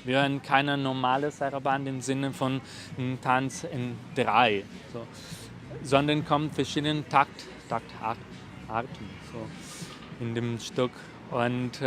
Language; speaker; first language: German; non-native, fluent; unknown